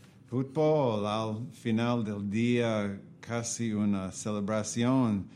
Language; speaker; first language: Spanish; non-native, learner; English